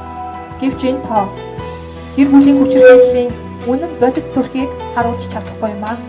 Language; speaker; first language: Mongolian; native; Mongolian